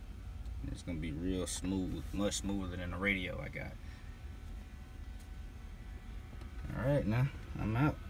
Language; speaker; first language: English; native; English